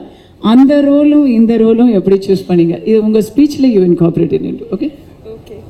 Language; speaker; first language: Tamil; native; Tamil